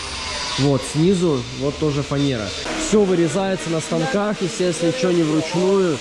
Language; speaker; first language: Russian; native; Russian